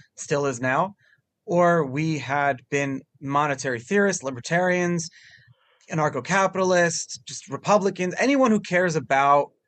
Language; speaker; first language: English; early bilingual, other home language; Hebrew